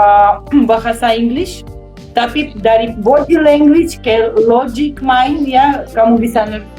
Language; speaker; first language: Indonesian; non-native, fluent; Russian